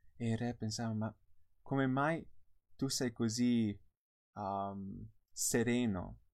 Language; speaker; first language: Italian; non-native, fluent; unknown